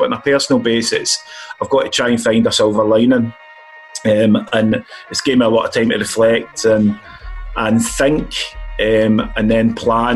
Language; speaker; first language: English; native; English